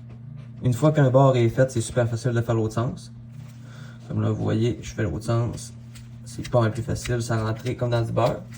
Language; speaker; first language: French; native; French